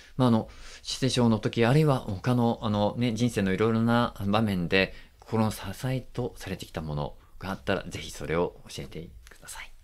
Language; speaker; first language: Japanese; native; Japanese